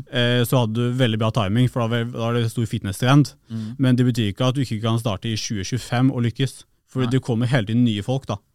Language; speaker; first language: Norwegian; early bilingual, other home language; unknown